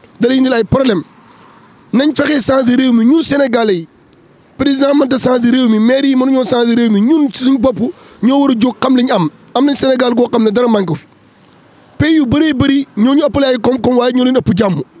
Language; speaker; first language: Wolof; native; Wolof